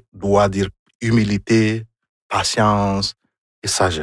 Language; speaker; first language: French; non-native, fluent; Igbo